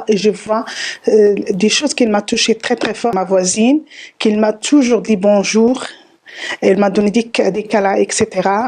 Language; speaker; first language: French; non-native, learner; Arabic